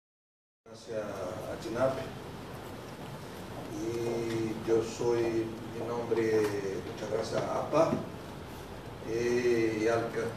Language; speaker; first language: Spanish; non-native, fluent; Portuguese